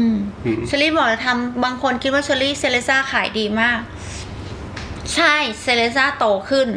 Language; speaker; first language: Thai; native; Thai